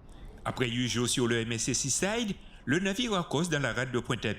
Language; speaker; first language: French; native; French